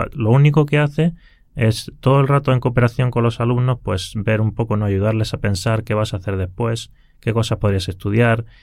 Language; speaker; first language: Spanish; native; Spanish